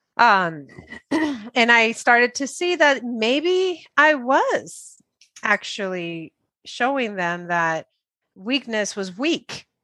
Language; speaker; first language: English; non-native, fluent; Spanish